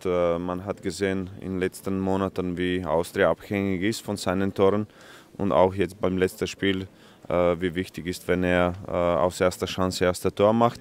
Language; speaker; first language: German; non-native, fluent; Croatian